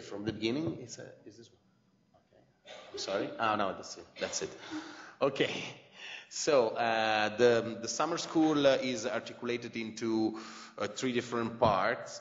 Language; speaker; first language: English; non-native, fluent; Italian